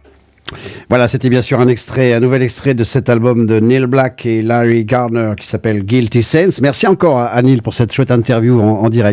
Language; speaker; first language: French; native; French